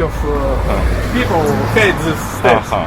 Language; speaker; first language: English; non-native, learner; Russian